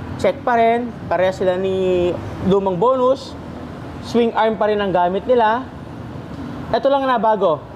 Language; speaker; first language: Filipino; non-native, local second language; Pampanga